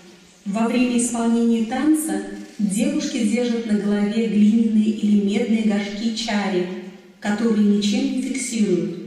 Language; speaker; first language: Russian; native; Russian